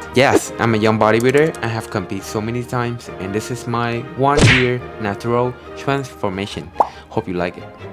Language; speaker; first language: English; non-native, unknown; Vietnamese